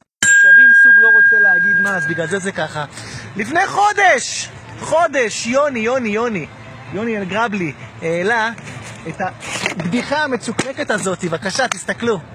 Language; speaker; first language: Hebrew; native; Hebrew